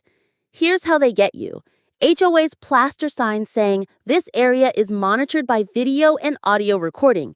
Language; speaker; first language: English; native; English